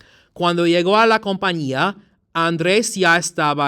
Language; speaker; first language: Spanish; non-native, fluent; English